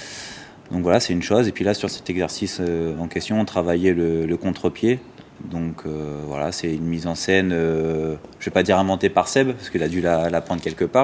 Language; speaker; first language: French; native; French